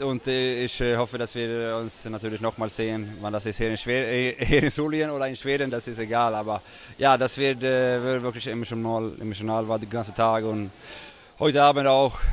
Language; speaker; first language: German; non-native, fluent; Swedish